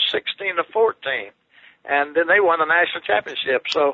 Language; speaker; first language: English; native; English